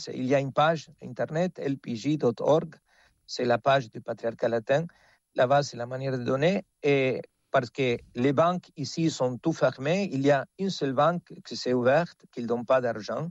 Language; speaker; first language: French; non-native, fluent; Spanish